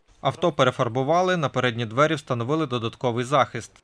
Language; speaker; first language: Ukrainian; native; Ukrainian